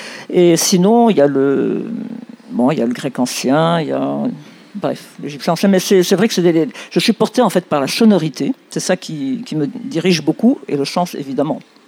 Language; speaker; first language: French; non-native, local second language; Arabic